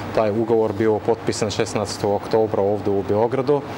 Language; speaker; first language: Serbian; non-native, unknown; Russian